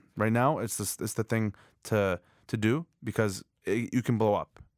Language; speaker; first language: English; native; English